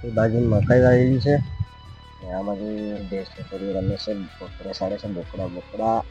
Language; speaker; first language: Gujarati; non-native, local second language; Bhili